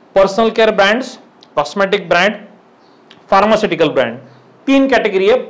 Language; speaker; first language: Hindi; non-native, local second language; Marathi